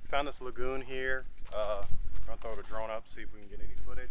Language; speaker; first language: English; native; English